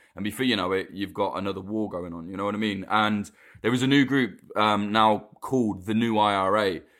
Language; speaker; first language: English; native; English